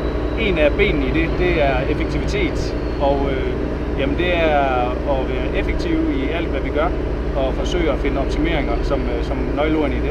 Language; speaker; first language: Danish; native; Danish